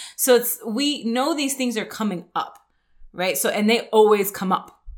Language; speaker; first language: English; native; English